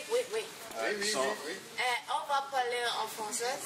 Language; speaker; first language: French; non-native, learner; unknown